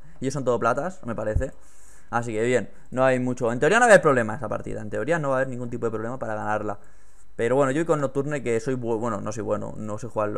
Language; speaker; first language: Spanish; native; Spanish